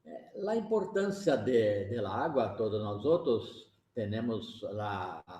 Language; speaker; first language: Portuguese; non-native, learner; Spanish